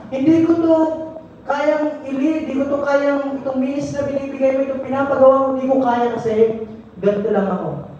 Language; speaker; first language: Filipino; non-native, local second language; Cebuano